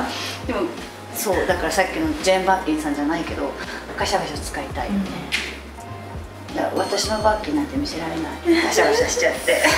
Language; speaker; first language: Japanese; native; Japanese